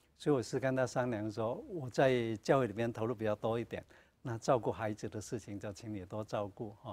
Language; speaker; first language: Chinese; non-native, local second language; Cantonese